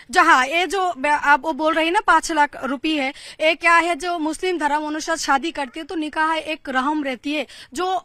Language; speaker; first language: Hindi; non-native, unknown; Bangla